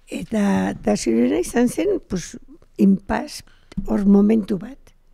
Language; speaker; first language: Basque; non-native, local second language; Spanish